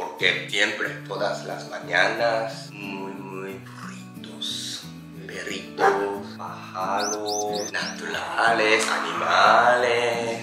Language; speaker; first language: Spanish; non-native, learner; Japanese